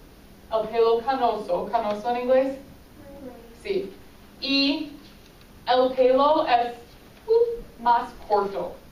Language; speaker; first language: Spanish; non-native, fluent; English